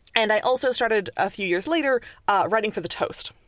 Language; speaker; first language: English; native; English